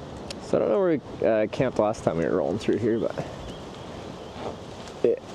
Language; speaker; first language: English; native; English